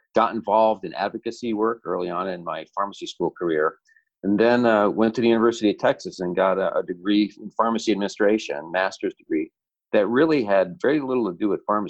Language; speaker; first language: English; native; English